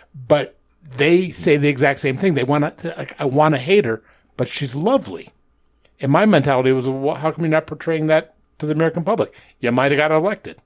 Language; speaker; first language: English; native; English